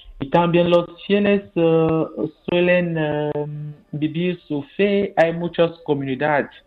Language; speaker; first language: Spanish; non-native, fluent; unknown